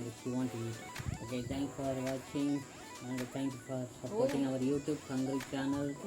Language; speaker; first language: English; non-native, local second language; Tamil